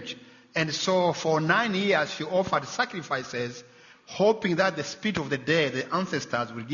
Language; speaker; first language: English; non-native, local second language; Kinyarwanda